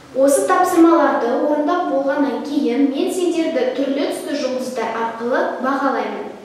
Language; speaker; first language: Kazakh; non-native, local second language; Russian